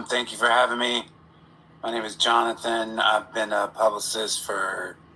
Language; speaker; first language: English; native; English